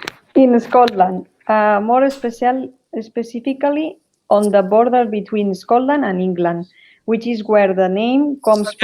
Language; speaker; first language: English; non-native, learner; Spanish